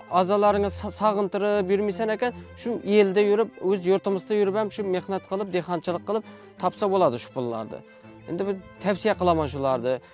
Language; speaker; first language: Uzbek; native; Uzbek